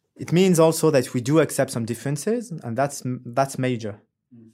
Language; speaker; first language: English; non-native, fluent; French